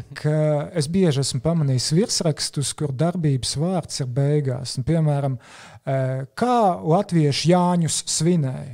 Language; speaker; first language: Latvian; native; Latvian